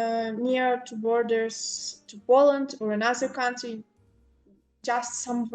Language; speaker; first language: English; non-native, local second language; Ukrainian